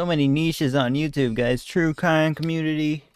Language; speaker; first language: English; native; English